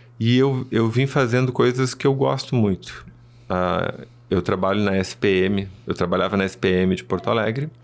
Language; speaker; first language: Portuguese; early bilingual, other home language; Spanish